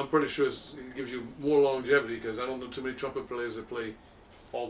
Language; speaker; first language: English; native; English